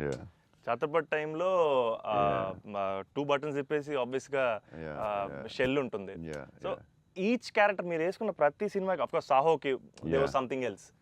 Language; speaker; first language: Telugu; native; Telugu